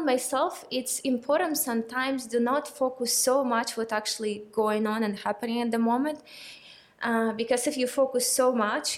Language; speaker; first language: English; non-native, fluent; Russian